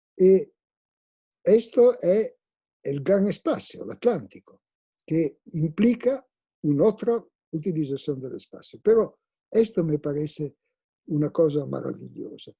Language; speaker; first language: Spanish; non-native, fluent; Italian